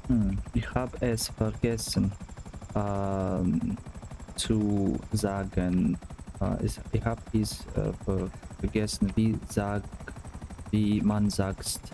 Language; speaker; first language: German; non-native, learner; Russian